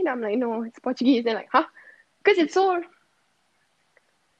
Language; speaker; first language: English; native; English